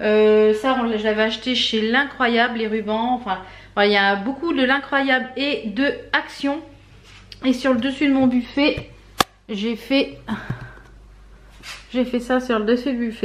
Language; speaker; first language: French; native; French